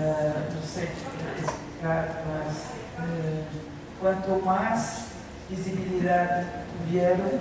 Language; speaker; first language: Spanish; non-native, fluent; Portuguese